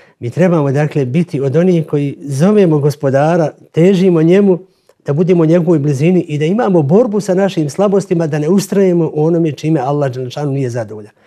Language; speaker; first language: Bosnian; native; Bosnian